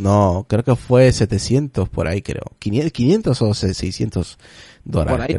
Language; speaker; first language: Spanish; native; Spanish